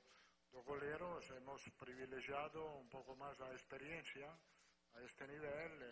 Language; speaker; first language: Portuguese; non-native, fluent; Spanish